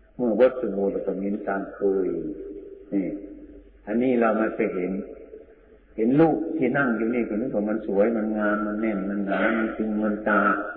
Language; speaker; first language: Thai; non-native, local second language; Northeastern Thai